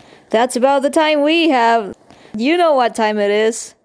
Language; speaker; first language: English; early bilingual, other home language; Indonesian